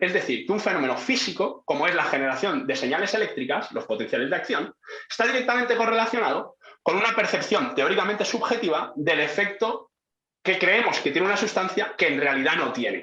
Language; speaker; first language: Spanish; native; Spanish